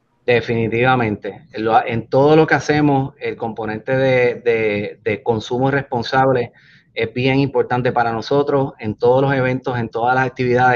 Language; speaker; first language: Spanish; native; Spanish